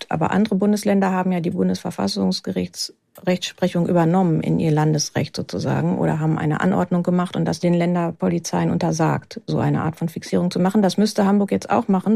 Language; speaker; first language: German; native; German